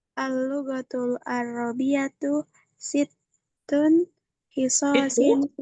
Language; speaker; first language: Arabic; non-native, learner; Indonesian